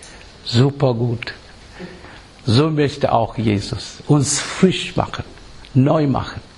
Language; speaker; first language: German; non-native, learner; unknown